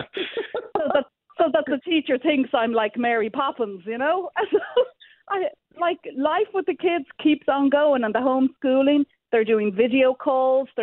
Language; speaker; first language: English; native; English